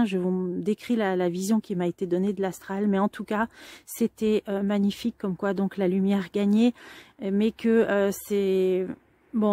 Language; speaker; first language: French; native; French